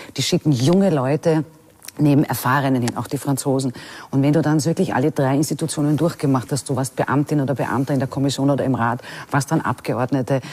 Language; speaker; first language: German; native; German